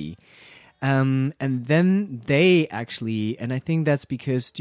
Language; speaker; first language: English; non-native, fluent; German